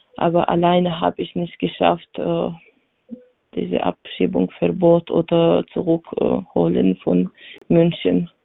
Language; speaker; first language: German; non-native, learner; Georgian